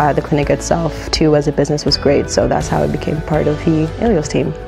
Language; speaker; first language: English; native; English